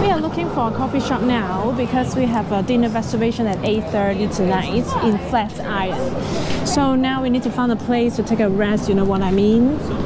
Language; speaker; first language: English; non-native, local second language; Cantonese